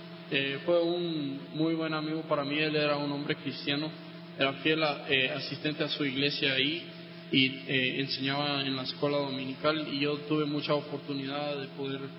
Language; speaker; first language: Spanish; non-native, local second language; English